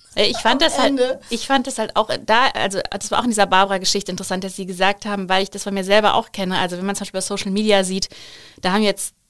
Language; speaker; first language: German; native; German